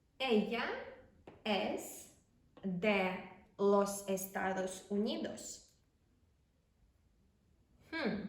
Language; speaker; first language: Spanish; non-native, fluent; Ukrainian